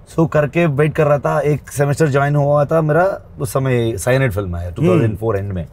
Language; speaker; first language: Hindi; non-native, local second language; Kannada